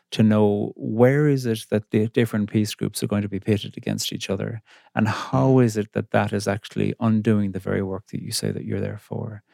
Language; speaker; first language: English; native; English